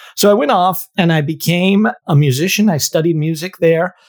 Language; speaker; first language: English; native; English